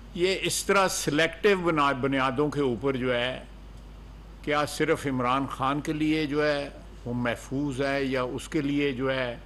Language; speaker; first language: Urdu; non-native, local second language; Punjabi